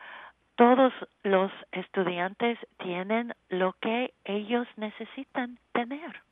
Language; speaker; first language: Spanish; non-native, learner; English